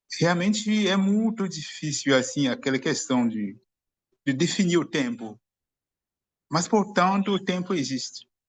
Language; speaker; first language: Portuguese; non-native, fluent; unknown